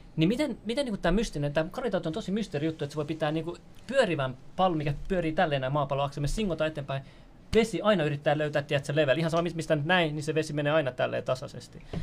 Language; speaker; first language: Finnish; native; Finnish